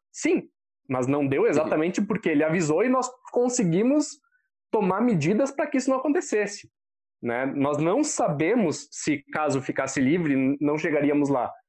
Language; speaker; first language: Portuguese; native; Portuguese